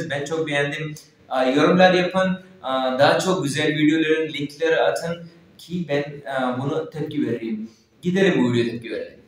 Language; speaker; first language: Turkish; non-native, fluent; Urdu